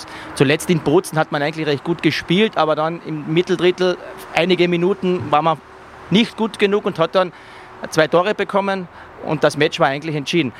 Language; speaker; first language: German; native; German